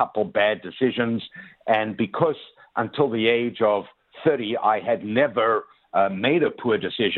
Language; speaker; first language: English; native; English